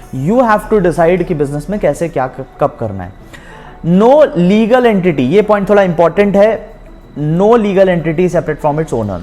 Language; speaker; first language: Hindi; native; Hindi